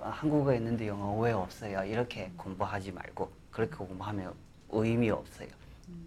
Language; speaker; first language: Korean; non-native, fluent; Chinese